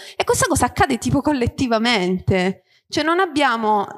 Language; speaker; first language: Italian; native; Italian